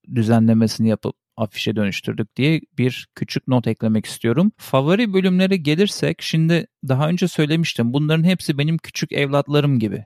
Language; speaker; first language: Turkish; early bilingual, heritage; Turkish